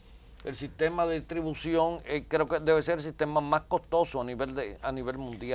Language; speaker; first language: Spanish; native; Spanish